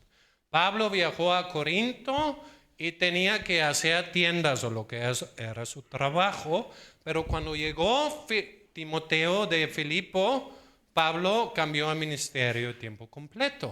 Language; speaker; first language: Spanish; non-native, fluent; Danish